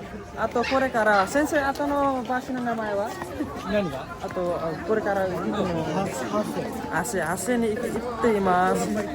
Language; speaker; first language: Japanese; non-native, learner; Nepali